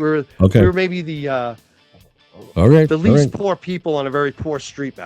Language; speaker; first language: English; native; English